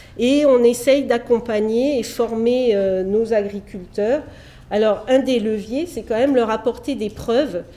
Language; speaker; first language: French; native; French